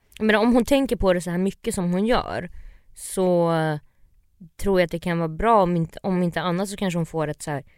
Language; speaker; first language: Swedish; native; Swedish